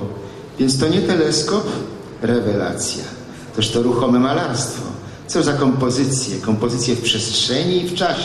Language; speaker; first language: Polish; native; Polish